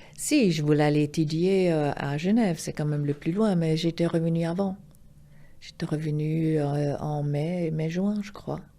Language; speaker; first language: French; non-native, local second language; Swiss German